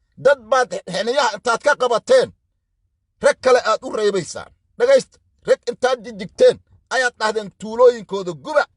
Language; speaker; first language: Somali; native; Somali